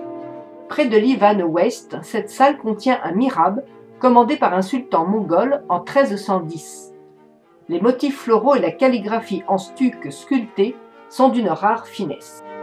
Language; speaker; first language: French; native; French